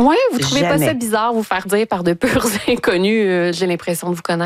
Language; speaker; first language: French; native; French